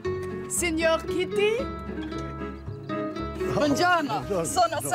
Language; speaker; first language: Italian; non-native, learner; German